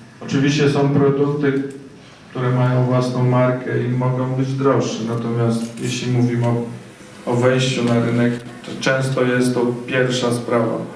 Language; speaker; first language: Polish; native; Polish